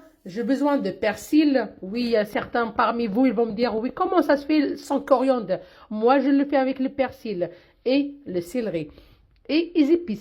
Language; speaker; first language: French; non-native, local second language; Arabic